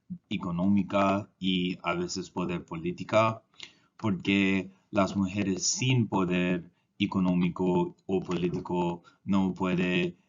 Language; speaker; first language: Spanish; non-native, learner; English